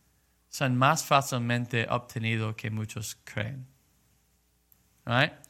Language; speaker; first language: Spanish; non-native, learner; English